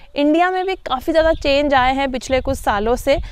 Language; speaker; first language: Hindi; native; Hindi